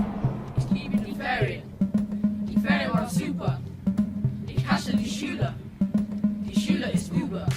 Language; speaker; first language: German; non-native, learner; English